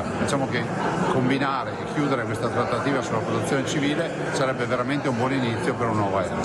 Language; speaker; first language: Italian; native; Italian